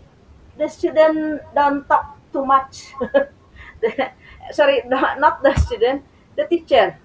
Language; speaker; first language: English; non-native, learner; Indonesian